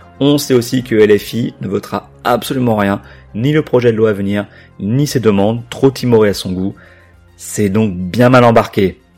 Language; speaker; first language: French; native; French